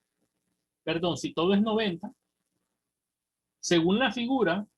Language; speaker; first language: Spanish; native; Spanish